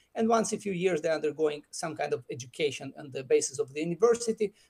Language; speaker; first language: English; non-native, fluent; Russian